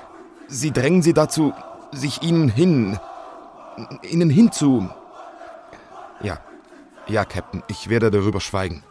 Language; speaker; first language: German; native; German